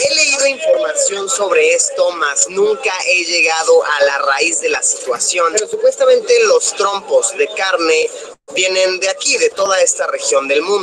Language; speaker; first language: Spanish; native; Spanish